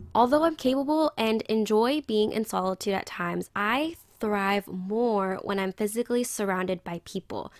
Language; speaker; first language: English; native; English